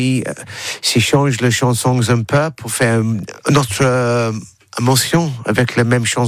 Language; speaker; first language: French; non-native, learner; English